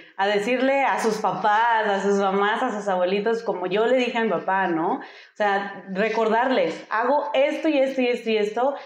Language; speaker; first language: Spanish; early bilingual, heritage; Spanish